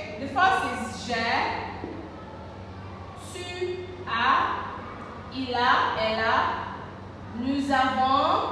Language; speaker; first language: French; non-native, learner; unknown